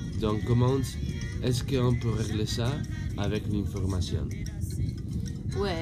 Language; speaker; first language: French; non-native, learner; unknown